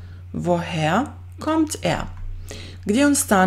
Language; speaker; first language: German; non-native, fluent; Croatian